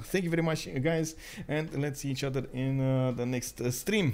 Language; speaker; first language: English; non-native, fluent; Romanian